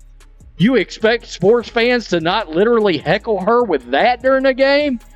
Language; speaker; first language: English; native; English